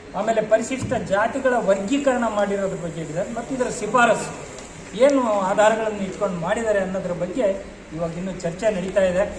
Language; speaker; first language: Kannada; non-native, local second language; Lambadi